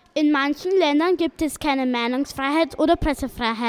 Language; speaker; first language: German; native; German